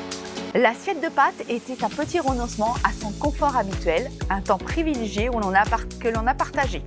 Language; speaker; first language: French; native; French